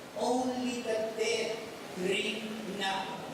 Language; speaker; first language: English; non-native, local second language; Filipino